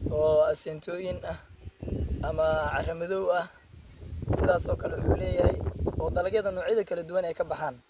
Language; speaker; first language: Somali; native; Somali